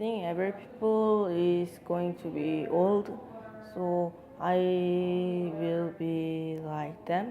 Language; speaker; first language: English; non-native, learner; Korean